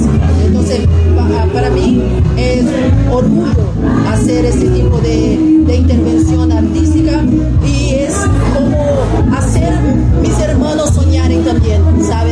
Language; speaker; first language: Spanish; non-native, fluent; Portuguese